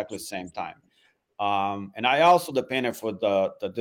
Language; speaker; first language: English; non-native, fluent; Portuguese